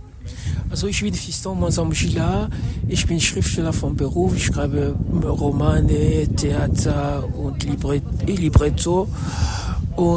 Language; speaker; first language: German; non-native, fluent; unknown